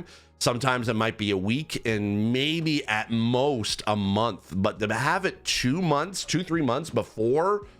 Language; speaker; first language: English; native; English